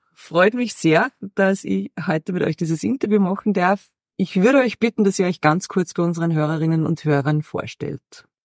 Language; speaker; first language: German; native; German